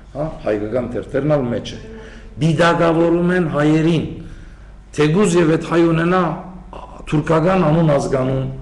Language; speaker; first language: Armenian; early bilingual, heritage; Armenian